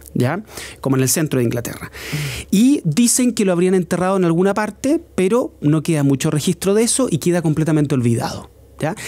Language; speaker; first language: Spanish; native; Spanish